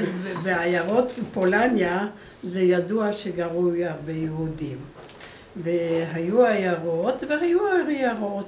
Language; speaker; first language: Hebrew; non-native, fluent; Polish